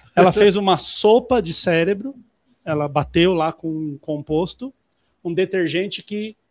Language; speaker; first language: Portuguese; native; Portuguese